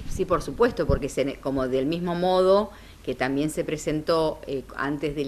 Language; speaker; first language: Spanish; native; Spanish